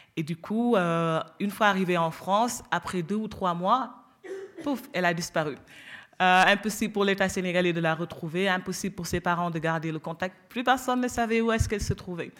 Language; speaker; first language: French; non-native, local second language; Wolof